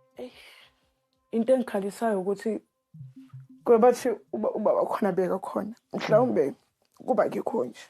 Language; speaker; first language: Zulu; native; Zulu